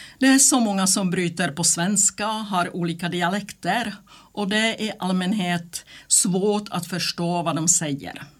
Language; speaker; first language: Swedish; non-native, fluent; Czech